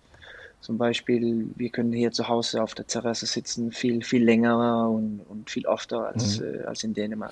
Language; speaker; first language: German; non-native, learner; Danish